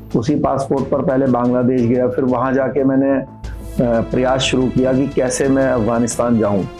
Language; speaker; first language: Hindi; native; Hindi